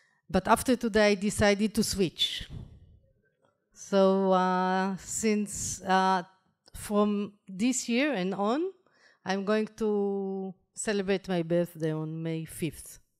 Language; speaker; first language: English; non-native, fluent; Hebrew